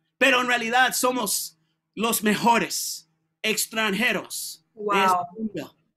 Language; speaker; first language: Spanish; non-native, learner; English